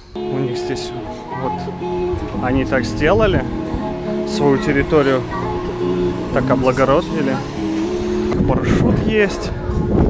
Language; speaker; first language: Russian; native; Russian